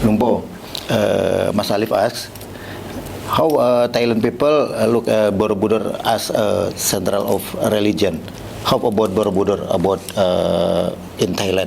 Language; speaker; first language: English; non-native, learner; Indonesian